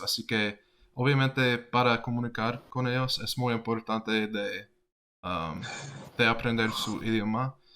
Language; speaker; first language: Spanish; non-native, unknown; English